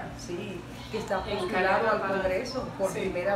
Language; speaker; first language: Spanish; native; Spanish